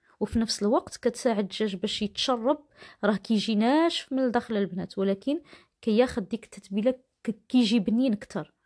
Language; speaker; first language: Arabic; native; Arabic